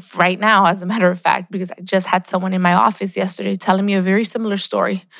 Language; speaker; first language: English; early bilingual, other home language; Spanish